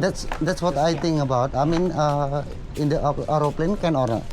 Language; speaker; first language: English; non-native, learner; Indonesian